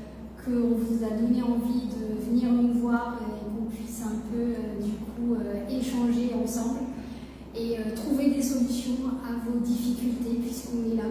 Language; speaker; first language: French; native; French